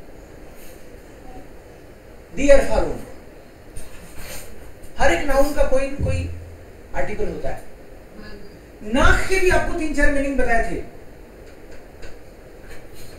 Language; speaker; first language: Hindi; non-native, local second language; Gujarati